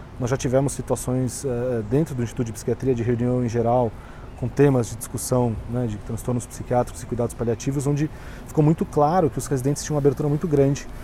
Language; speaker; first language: Portuguese; native; Portuguese